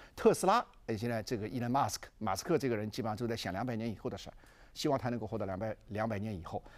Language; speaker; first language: Chinese; native; Chinese